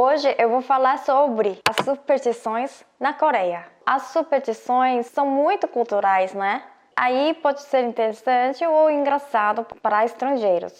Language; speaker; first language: Portuguese; non-native, fluent; Korean